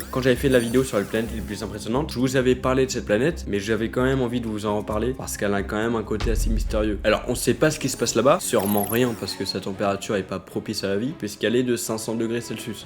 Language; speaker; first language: French; native; French